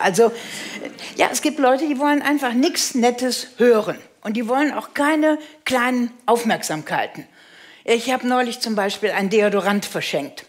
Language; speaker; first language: German; native; German